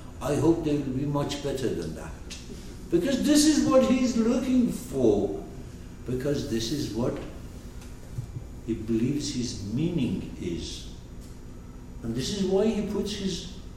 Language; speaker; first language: English; non-native, fluent; Persian